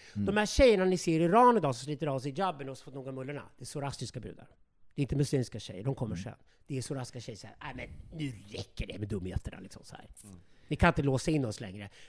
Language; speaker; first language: Swedish; native; Swedish